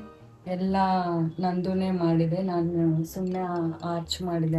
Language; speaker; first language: Kannada; non-native, learner; Telugu